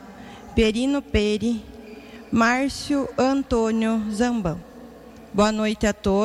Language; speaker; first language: Portuguese; native; Portuguese